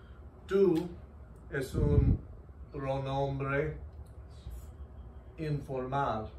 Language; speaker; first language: Spanish; non-native, learner; English